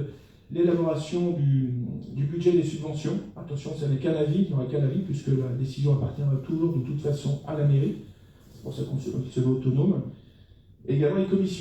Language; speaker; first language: French; native; French